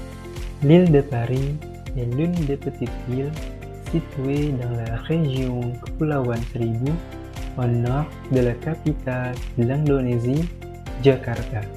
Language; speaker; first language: French; non-native, learner; Indonesian